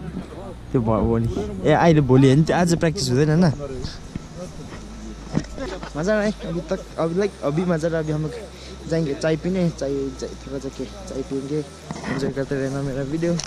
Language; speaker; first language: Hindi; non-native, local second language; Nepali